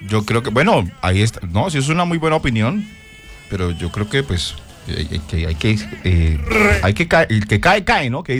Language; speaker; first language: Spanish; native; Spanish